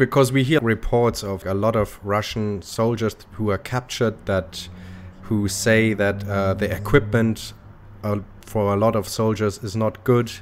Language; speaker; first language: English; non-native, fluent; German